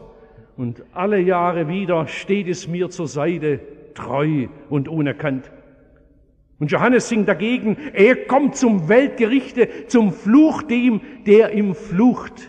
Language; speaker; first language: German; native; German